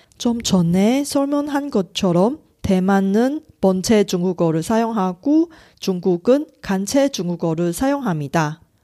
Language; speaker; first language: Korean; non-native, fluent; Chinese